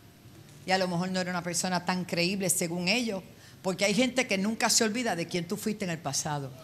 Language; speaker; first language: Spanish; native; Spanish